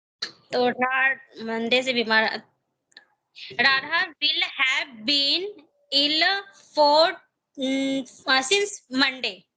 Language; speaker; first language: English; non-native, learner; Hindi